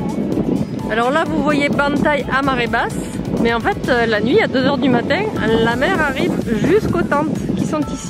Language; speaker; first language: French; native; French